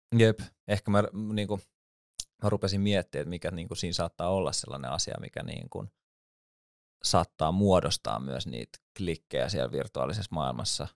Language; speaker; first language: Finnish; native; Finnish